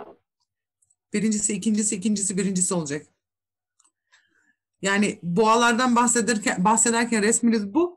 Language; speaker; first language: Turkish; native; Turkish